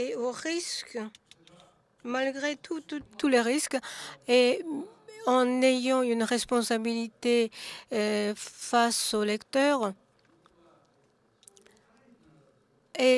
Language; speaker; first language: French; non-native, fluent; Japanese